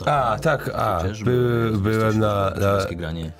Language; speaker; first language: Polish; non-native, learner; English